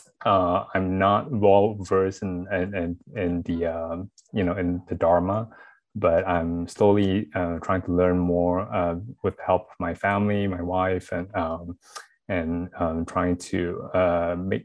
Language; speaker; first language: English; non-native, local second language; Chinese